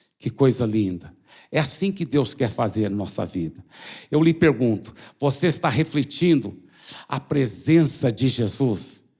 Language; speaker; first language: Portuguese; early bilingual, other home language; English